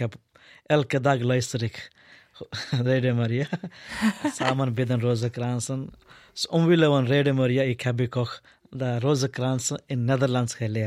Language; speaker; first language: Dutch; non-native, learner; Telugu